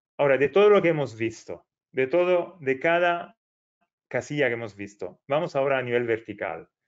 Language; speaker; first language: Spanish; non-native, fluent; Italian